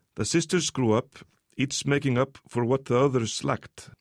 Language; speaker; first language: English; early bilingual, other home language; Icelandic